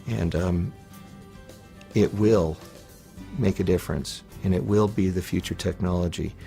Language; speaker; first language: English; native; English